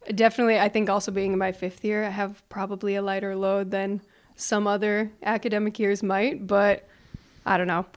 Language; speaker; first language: English; native; English